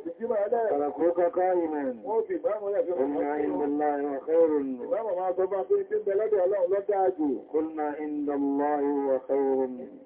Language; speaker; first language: Arabic; non-native, fluent; Yoruba